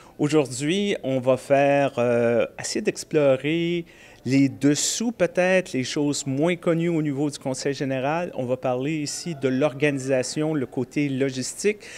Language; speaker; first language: French; native; French